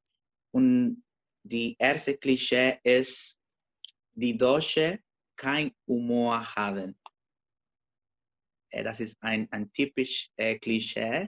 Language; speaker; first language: German; non-native, learner; Spanish